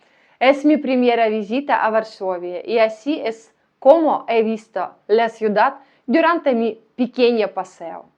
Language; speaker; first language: Spanish; non-native, learner; Ukrainian